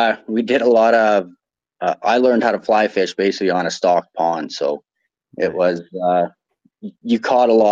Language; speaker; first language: English; native; English